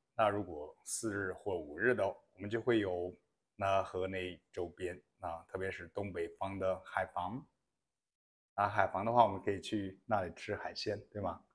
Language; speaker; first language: Chinese; native; Chinese